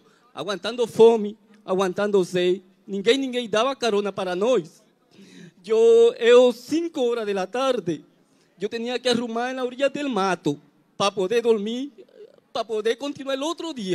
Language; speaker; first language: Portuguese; non-native, learner; Spanish